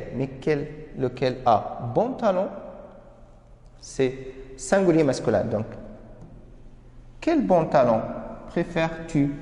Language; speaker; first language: French; non-native, fluent; Arabic